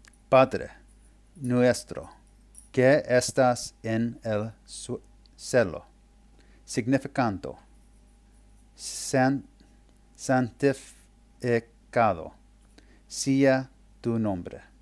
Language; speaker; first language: Spanish; non-native, learner; English